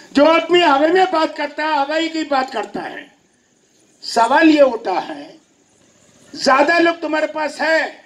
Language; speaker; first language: Hindi; non-native, local second language; Telugu